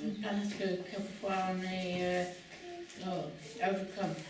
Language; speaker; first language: French; non-native, learner; English